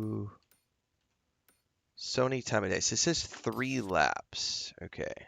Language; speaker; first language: English; native; English